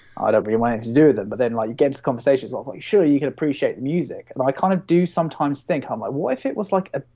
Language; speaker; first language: English; native; English